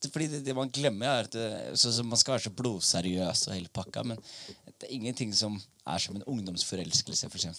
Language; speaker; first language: Norwegian; early bilingual, other home language; Somali